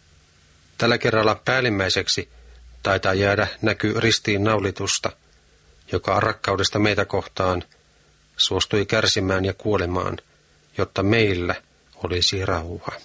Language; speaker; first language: Finnish; native; Finnish